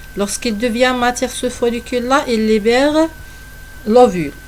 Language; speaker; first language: French; non-native, local second language; Arabic